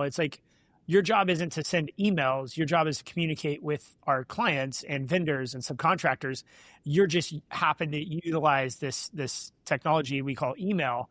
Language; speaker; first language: English; native; English